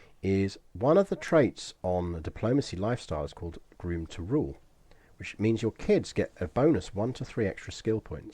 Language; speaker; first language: English; native; English